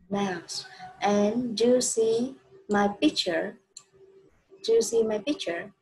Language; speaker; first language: English; non-native, fluent; Vietnamese